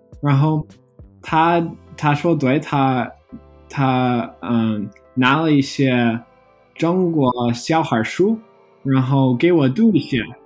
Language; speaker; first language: Chinese; non-native, learner; English